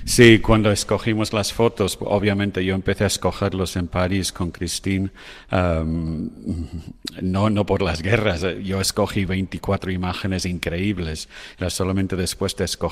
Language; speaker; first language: Spanish; non-native, fluent; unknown